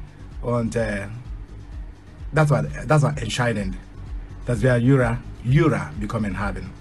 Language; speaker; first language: German; non-native, fluent; Igbo